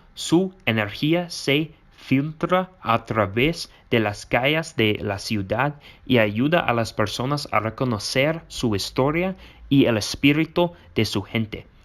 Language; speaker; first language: Spanish; non-native, learner; English